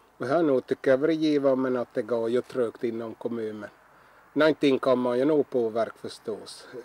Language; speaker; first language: Swedish; native; Swedish